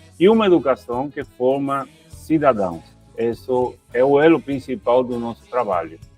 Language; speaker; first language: Portuguese; non-native, fluent; Spanish